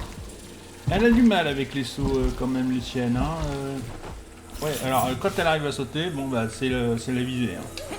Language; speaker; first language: French; native; French